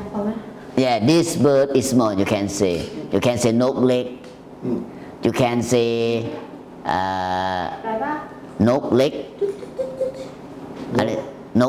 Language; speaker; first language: English; non-native, learner; Thai